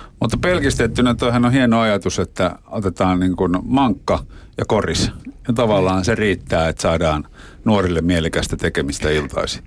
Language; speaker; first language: Finnish; native; Finnish